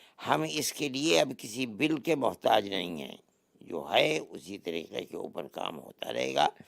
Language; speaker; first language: Urdu; native; Urdu